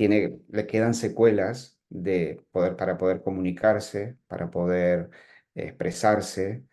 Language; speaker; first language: Spanish; native; Spanish